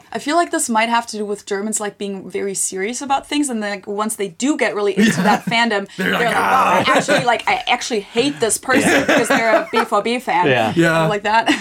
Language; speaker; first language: English; non-native, fluent; German